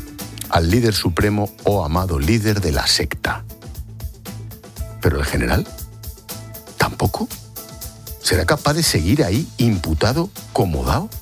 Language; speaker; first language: Spanish; native; Spanish